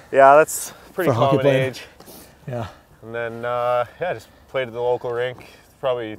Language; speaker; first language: English; native; English